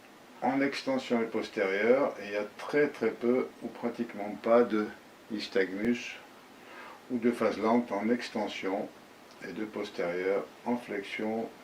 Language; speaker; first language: French; native; French